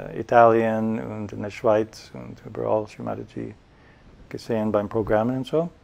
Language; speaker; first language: German; non-native, fluent; English